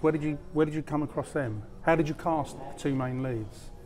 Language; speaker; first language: English; native; English